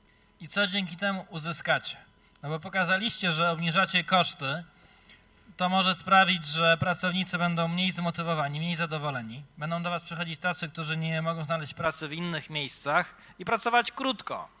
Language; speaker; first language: Polish; native; Polish